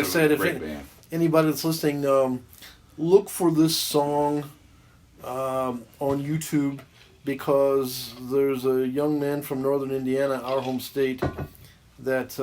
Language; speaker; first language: English; native; English